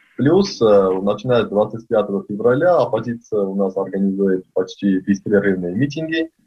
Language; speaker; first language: Russian; non-native, local second language; Armenian